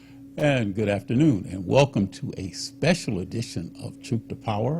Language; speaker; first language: English; native; English